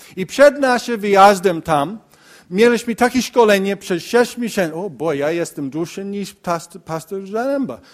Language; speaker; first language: Polish; non-native, learner; English